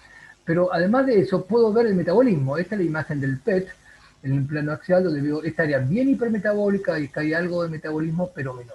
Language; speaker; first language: Spanish; native; Spanish